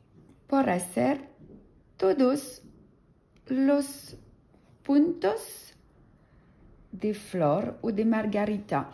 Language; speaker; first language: Spanish; non-native, learner; French